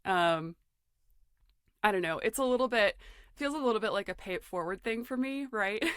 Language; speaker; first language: English; native; English